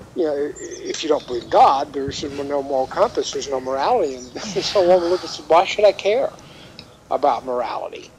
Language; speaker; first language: English; native; English